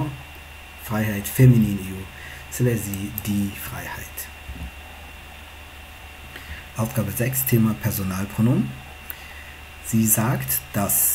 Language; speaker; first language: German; non-native, fluent; Tigrinya